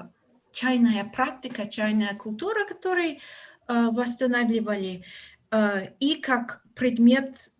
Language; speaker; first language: Russian; non-native, fluent; English